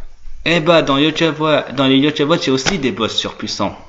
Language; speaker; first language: French; native; French